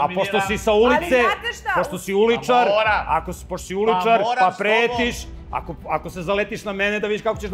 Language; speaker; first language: Serbian; native; Serbian